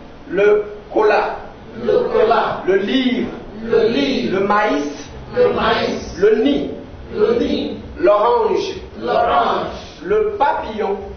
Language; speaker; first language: French; non-native, fluent; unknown